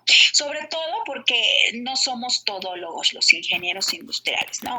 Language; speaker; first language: Spanish; native; Spanish